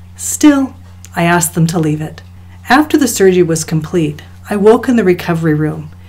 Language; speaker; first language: English; native; English